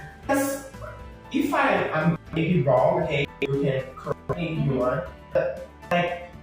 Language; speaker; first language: English; non-native, fluent; Portuguese